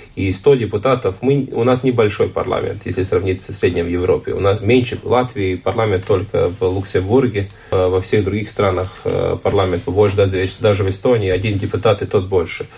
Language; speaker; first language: Russian; non-native, local second language; Latvian